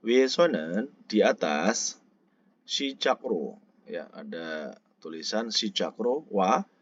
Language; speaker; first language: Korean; non-native, fluent; Indonesian